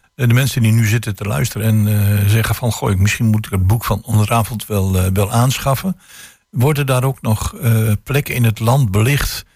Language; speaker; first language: Dutch; native; Dutch